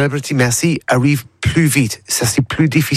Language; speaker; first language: French; non-native, learner; English